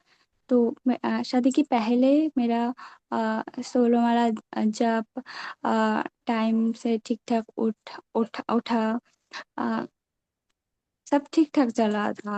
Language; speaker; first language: Hindi; non-native, local second language; Bangla